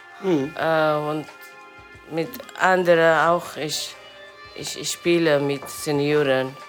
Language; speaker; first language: German; non-native, learner; Persian